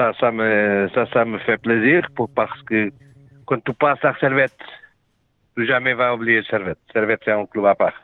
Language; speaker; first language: French; non-native, learner; Portuguese